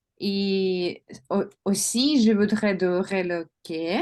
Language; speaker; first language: French; non-native, learner; Russian